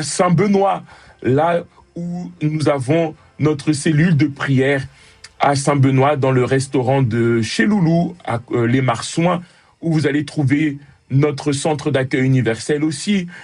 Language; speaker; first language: French; native; French